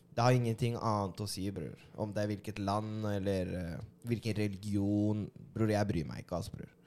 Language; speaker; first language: Norwegian; early bilingual, other home language; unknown